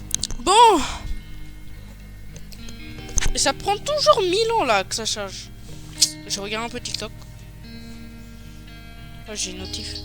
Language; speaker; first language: French; native; French